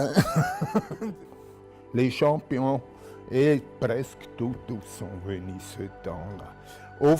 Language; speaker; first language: French; non-native, local second language; German